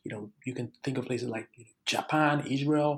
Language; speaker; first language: English; non-native, local second language; Yoruba